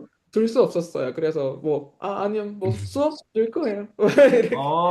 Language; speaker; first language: Korean; non-native, fluent; Spanish